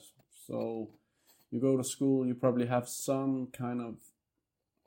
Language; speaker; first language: English; non-native, fluent; Danish